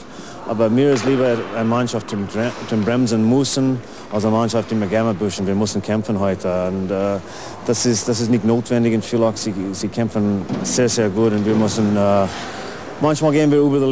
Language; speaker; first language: German; non-native, learner; English